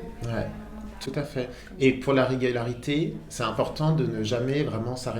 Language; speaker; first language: French; native; French